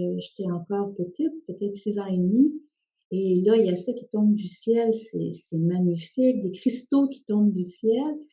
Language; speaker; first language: French; early bilingual, other home language; Spanish